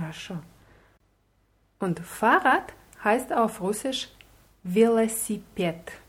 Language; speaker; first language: German; non-native, fluent; Russian